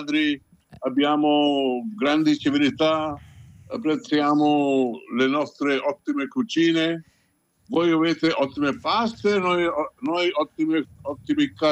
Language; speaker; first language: Italian; non-native, fluent; Hindi